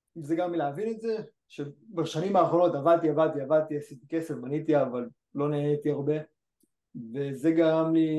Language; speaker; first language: Hebrew; early bilingual, other home language; English